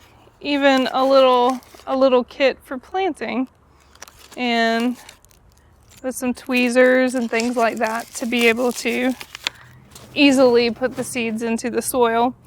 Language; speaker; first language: English; native; English